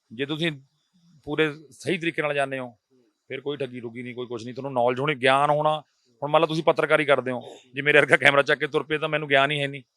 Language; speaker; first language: Punjabi; native; Punjabi